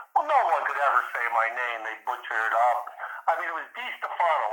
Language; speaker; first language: English; early bilingual, other home language; Italian